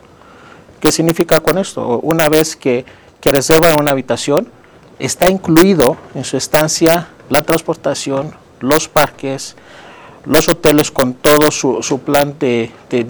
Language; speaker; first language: Spanish; non-native, fluent; Greek